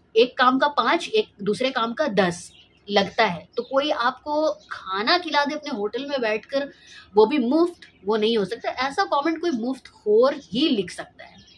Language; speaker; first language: Hindi; native; Hindi